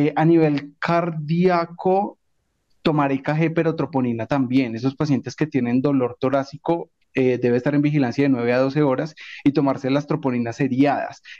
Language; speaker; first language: Spanish; native; Spanish